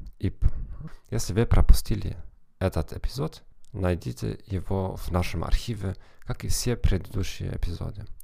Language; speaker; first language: Russian; non-native, fluent; German